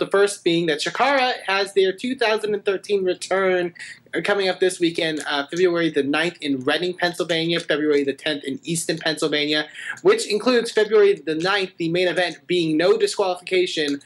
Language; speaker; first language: English; native; English